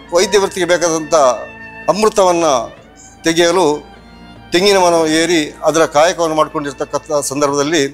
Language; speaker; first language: Kannada; non-native, local second language; Tulu